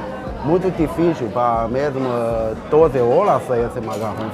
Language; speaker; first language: Portuguese; non-native, learner; Chinese